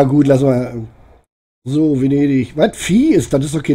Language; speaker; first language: German; native; German